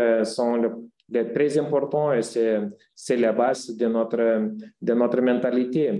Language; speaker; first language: French; non-native, fluent; Lithuanian